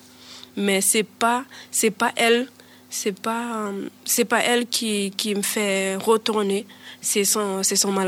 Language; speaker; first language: French; non-native, learner; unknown